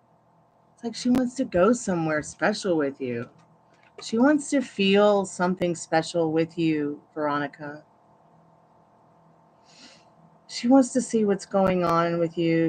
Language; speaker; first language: English; native; English